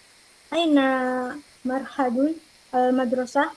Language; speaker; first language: Arabic; non-native, learner; Indonesian